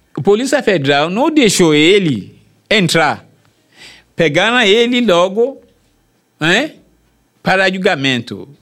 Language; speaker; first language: Portuguese; non-native, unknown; Yoruba